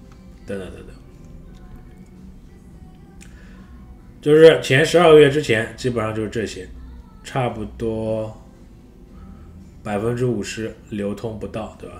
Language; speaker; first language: Chinese; native; Chinese